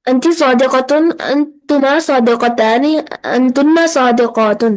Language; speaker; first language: Arabic; non-native, learner; Urdu